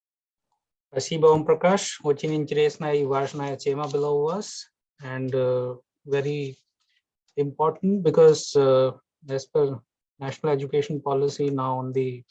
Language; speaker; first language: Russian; non-native, fluent; Hindi